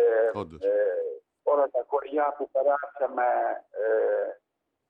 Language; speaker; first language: Greek; non-native, learner; Ukrainian